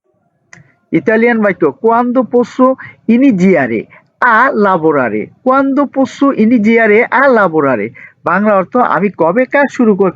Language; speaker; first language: Italian; non-native, learner; Bangla